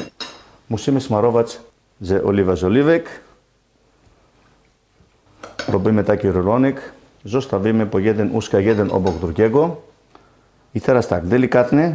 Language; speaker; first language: Polish; non-native, fluent; Greek